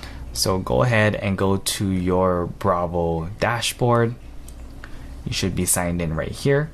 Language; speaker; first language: English; native; English